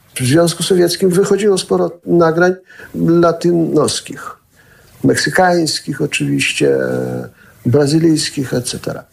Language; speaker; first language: Polish; early bilingual, heritage; Polish